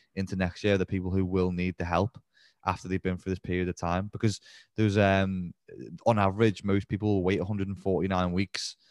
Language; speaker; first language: English; native; English